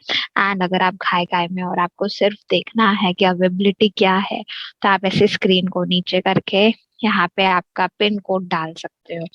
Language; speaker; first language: Hindi; native; Hindi